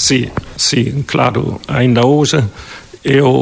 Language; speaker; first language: Portuguese; non-native, fluent; German